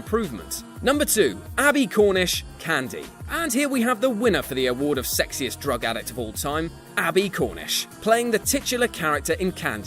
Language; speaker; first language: English; native; English